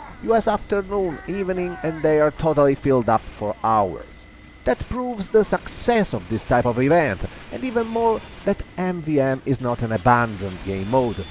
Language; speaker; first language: English; non-native, fluent; Italian